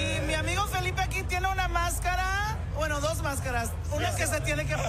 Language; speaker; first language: Spanish; early bilingual, heritage; Spanish